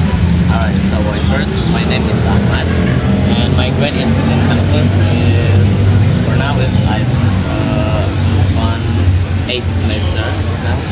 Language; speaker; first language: English; non-native, learner; Indonesian